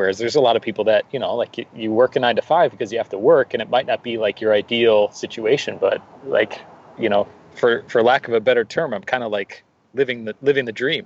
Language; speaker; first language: English; native; English